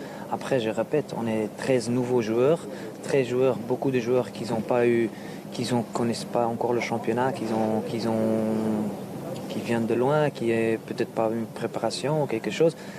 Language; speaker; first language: French; non-native, local second language; Dutch